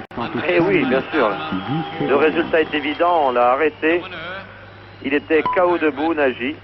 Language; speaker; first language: French; native; French